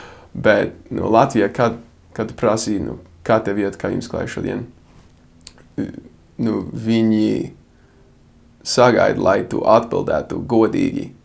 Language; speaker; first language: Latvian; non-native, fluent; English